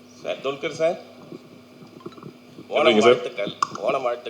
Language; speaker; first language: Tamil; native; Tamil